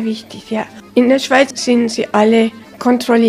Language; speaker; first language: German; early bilingual, heritage; German